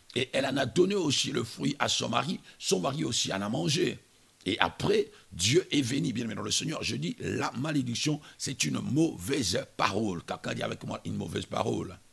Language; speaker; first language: French; non-native, local second language; Lingala